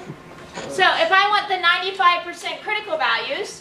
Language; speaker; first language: English; native; English